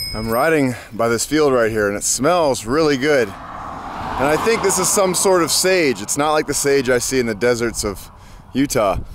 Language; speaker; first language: English; native; English